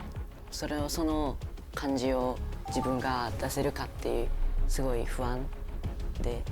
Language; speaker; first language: Japanese; native; Japanese